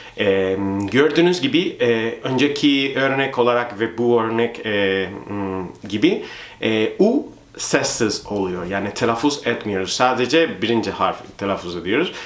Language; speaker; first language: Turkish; non-native, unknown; Spanish